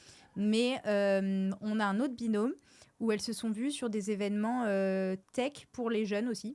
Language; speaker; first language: French; native; French